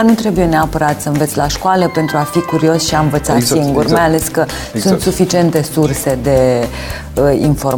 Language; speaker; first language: Romanian; native; Romanian